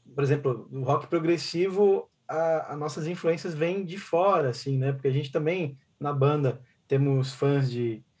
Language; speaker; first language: Portuguese; native; Portuguese